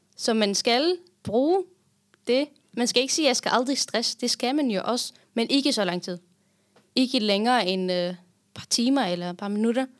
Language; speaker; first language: Danish; non-native, fluent; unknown